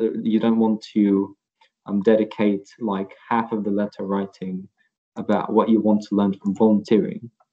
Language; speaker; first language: English; non-native, fluent; Lithuanian